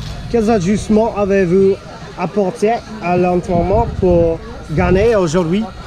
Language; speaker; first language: French; non-native, learner; English